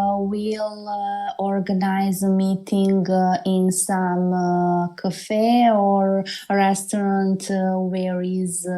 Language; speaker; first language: English; non-native, learner; Serbian